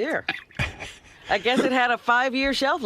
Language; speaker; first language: English; native; English